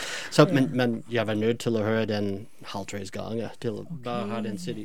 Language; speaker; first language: Norwegian; non-native, fluent; English